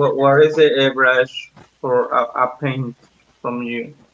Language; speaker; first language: English; non-native, learner; Spanish